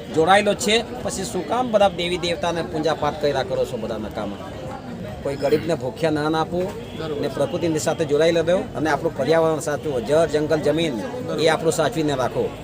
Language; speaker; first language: Gujarati; non-native, local second language; Vasavi